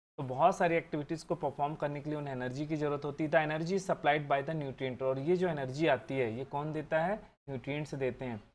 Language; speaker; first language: Hindi; native; Hindi